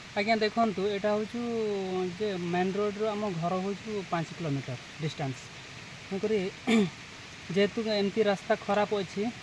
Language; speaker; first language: Odia; non-native, local second language; Santali